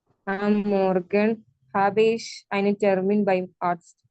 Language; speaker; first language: German; non-native, learner; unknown